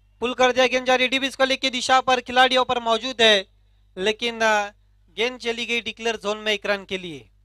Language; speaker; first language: Hindi; non-native, local second language; Marathi